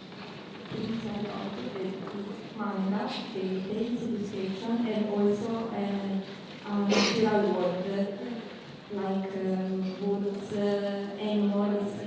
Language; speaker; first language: English; non-native, learner; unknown